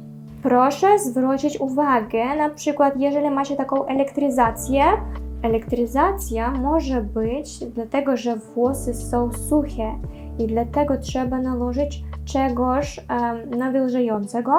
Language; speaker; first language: Polish; non-native, learner; Russian